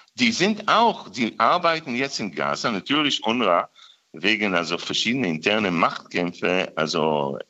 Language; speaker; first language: German; non-native, fluent; Hebrew